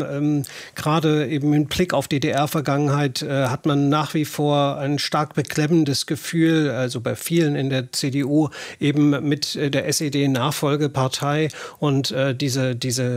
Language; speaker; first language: German; native; German